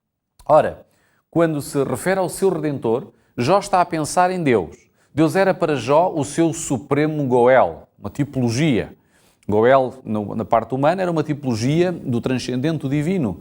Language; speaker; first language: Portuguese; native; Portuguese